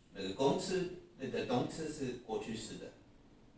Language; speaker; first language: Chinese; non-native, fluent; English